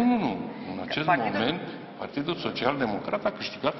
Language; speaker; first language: Romanian; native; Romanian